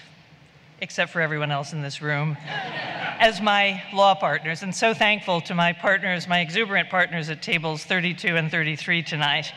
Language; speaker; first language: English; native; English